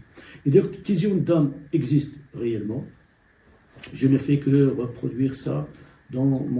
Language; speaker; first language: French; non-native, local second language; Tachelhit